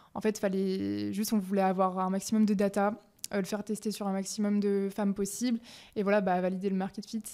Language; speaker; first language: French; native; French